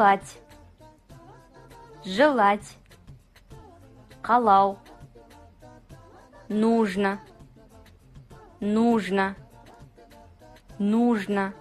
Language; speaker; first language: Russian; non-native, fluent; Kazakh